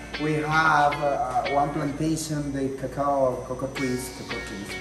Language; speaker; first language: English; non-native, learner; Spanish